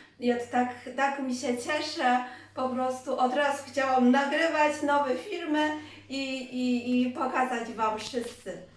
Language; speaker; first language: Polish; non-native, learner; Chinese